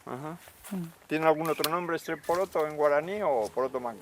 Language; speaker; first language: Spanish; native; Spanish